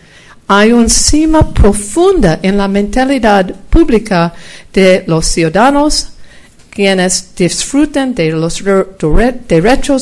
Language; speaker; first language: Spanish; non-native, fluent; English